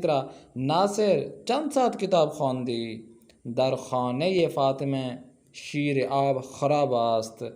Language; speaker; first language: Persian; non-native, fluent; Urdu